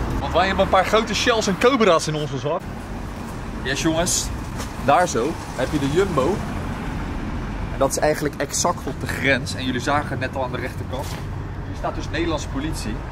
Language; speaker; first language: Dutch; native; Dutch